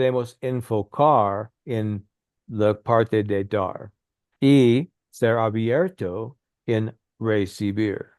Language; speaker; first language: Spanish; non-native, learner; English